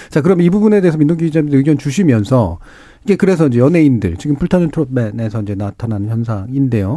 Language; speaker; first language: Korean; native; Korean